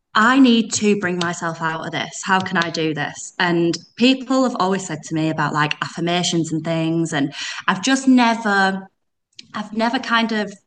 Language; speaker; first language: English; native; English